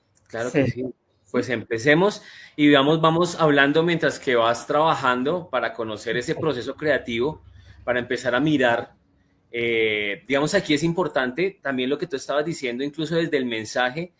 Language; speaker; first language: Spanish; native; Spanish